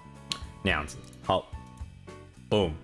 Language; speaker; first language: Chinese; non-native, learner; English